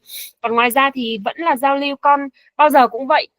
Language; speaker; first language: Vietnamese; native; Vietnamese